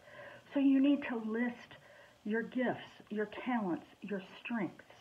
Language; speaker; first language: English; native; English